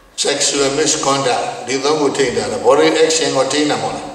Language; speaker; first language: English; non-native, learner; Burmese